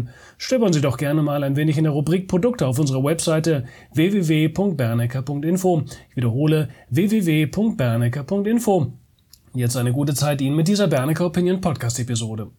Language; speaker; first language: German; native; German